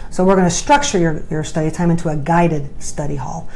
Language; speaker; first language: English; native; English